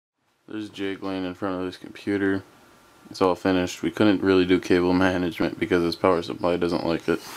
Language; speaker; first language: English; native; English